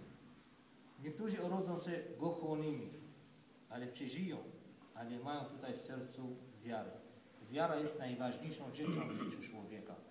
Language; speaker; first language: Polish; non-native, fluent; Arabic